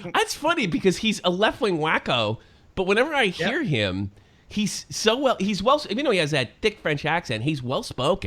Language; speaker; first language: English; native; English